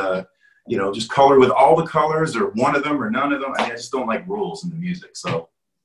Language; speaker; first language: English; native; English